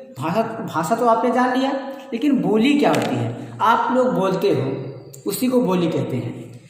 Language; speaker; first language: Hindi; native; Hindi